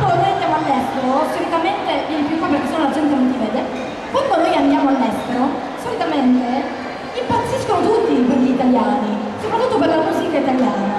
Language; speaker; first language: Italian; native; Italian